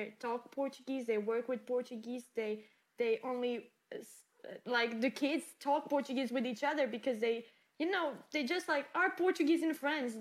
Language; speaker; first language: English; non-native, fluent; French